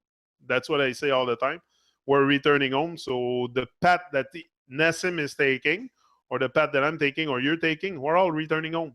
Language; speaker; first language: English; non-native, fluent; French